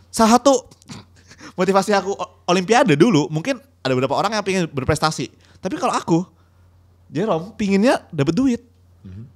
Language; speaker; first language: Indonesian; native; Indonesian